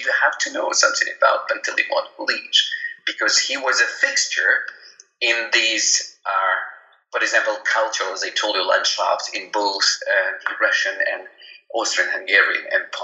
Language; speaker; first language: English; non-native, fluent; Ukrainian